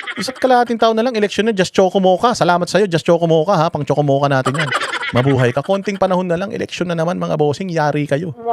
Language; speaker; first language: Filipino; native; Filipino